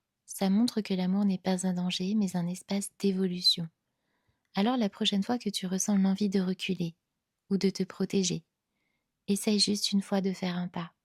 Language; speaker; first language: French; native; French